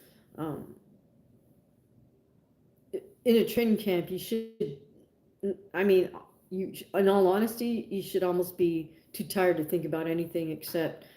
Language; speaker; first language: English; native; English